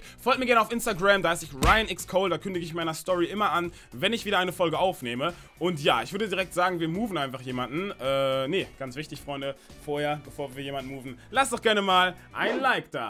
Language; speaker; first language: German; native; German